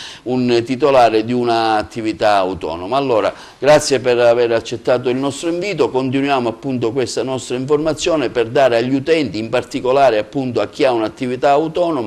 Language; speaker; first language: Italian; native; Italian